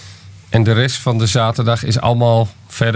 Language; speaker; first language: Dutch; native; Dutch